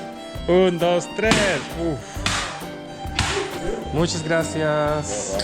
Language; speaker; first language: Spanish; non-native, learner; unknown